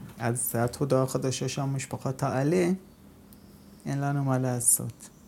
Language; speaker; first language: Hebrew; non-native, fluent; Persian